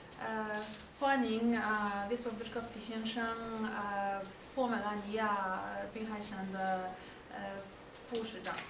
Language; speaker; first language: Chinese; non-native, fluent; Polish